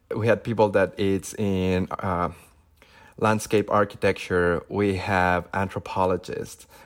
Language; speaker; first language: English; non-native, fluent; Spanish